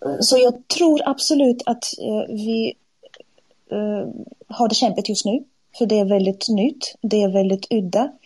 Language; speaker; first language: Swedish; non-native, fluent; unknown